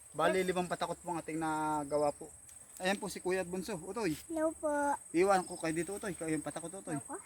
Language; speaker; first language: Filipino; native; Filipino